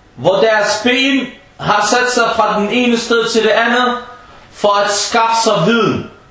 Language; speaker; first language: Danish; early bilingual, other home language; Arabic